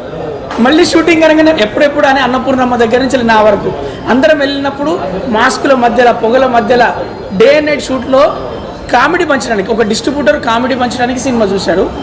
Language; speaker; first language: Telugu; native; Telugu